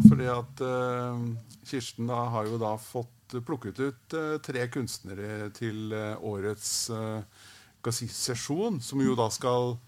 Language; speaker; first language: Norwegian; native; Norwegian